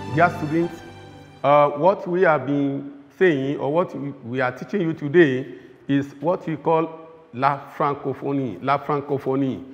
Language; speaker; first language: English; non-native, local second language; Yoruba